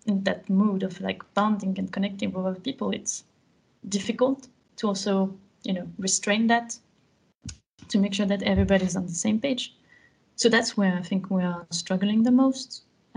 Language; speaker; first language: English; non-native, fluent; French